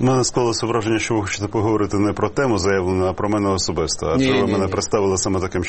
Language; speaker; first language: Ukrainian; native; Ukrainian